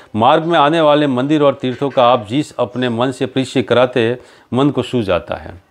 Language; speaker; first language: Hindi; native; Hindi